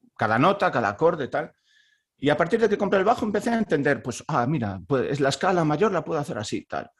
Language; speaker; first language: Spanish; native; Spanish